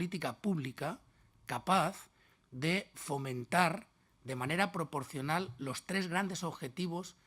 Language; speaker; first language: Spanish; native; Spanish